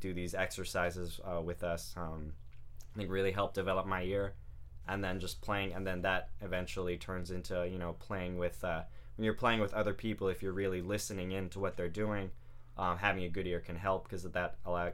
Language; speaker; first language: English; native; English